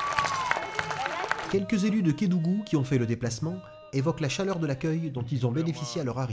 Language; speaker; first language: French; native; French